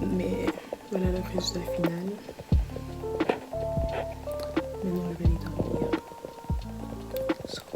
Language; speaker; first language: French; early bilingual, other home language; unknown